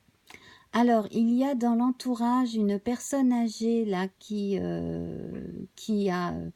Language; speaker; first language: French; native; French